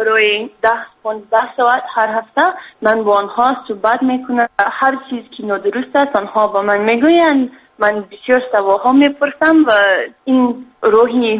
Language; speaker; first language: Persian; non-native, learner; English